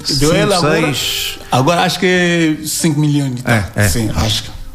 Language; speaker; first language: Portuguese; non-native, learner; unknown